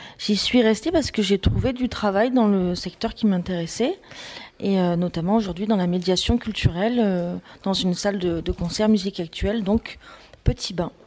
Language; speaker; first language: French; native; French